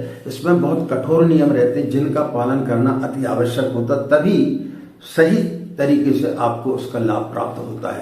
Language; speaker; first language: Hindi; native; Hindi